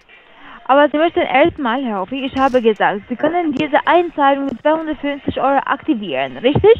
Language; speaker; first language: German; non-native, learner; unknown